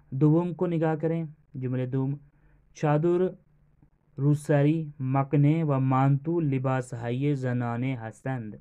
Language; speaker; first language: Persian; non-native, fluent; Urdu